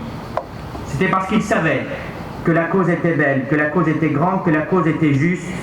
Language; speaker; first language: French; native; French